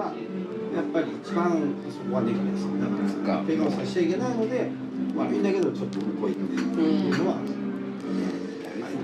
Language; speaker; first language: Japanese; native; Japanese